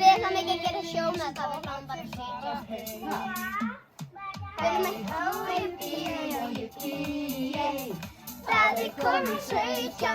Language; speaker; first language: Icelandic; early bilingual, heritage; Icelandic